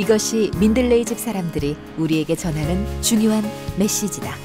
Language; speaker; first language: Korean; native; Korean